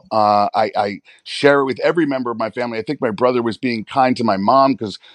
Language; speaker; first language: English; native; English